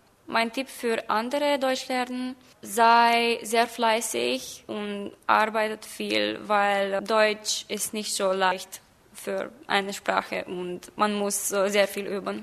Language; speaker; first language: German; non-native, fluent; Romanian